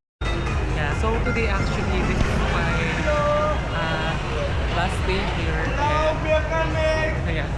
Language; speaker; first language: English; non-native, learner; Filipino